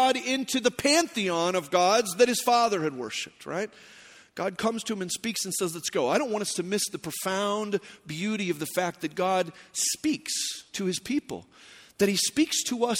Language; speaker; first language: English; native; English